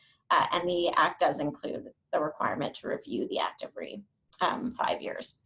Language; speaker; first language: English; native; English